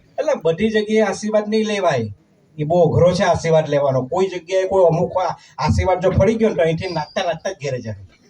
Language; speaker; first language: Gujarati; non-native, local second language; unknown